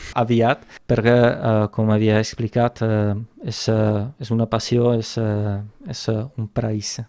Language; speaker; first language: Catalan; non-native, fluent; Czech